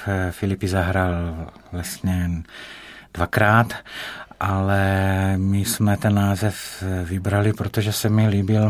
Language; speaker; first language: Czech; native; Czech